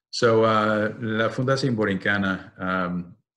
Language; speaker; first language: Spanish; non-native, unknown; English